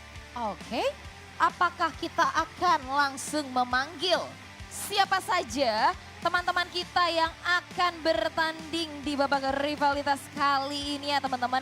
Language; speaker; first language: Indonesian; native; Indonesian